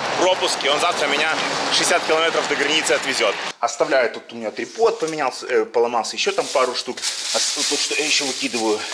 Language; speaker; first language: Russian; native; Russian